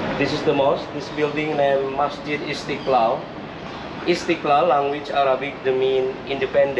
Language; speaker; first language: English; non-native, learner; Indonesian